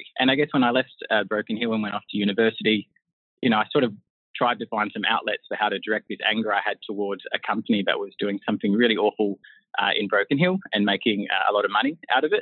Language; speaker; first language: English; native; English